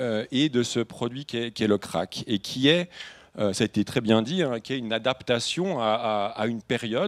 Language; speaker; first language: French; native; French